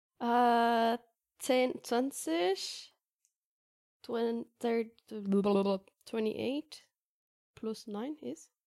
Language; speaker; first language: German; non-native, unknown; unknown